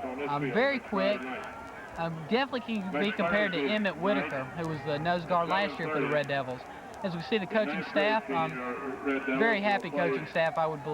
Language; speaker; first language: English; native; English